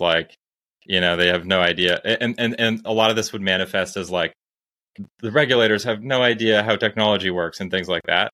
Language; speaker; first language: English; native; English